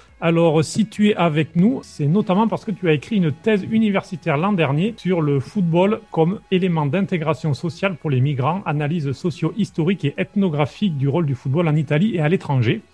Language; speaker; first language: French; native; French